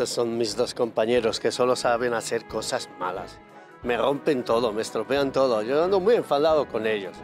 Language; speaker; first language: Spanish; native; Spanish